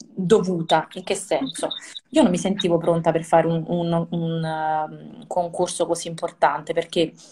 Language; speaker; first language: Italian; native; Italian